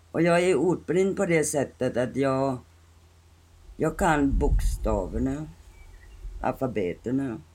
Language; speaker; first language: Swedish; non-native, fluent; Thai